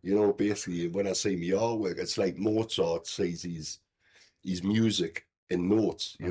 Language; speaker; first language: English; native; English